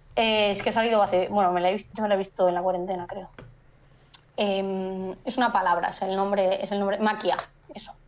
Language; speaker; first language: Spanish; native; Spanish